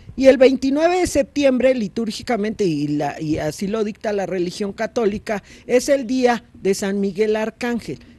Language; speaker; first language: Spanish; native; Spanish